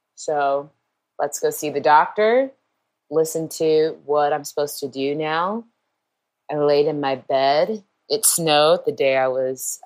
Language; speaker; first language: English; native; English